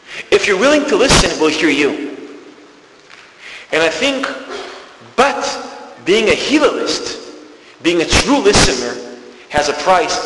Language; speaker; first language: English; non-native, fluent; Hebrew